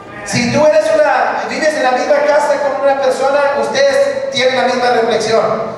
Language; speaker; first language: Spanish; early bilingual, heritage; Spanish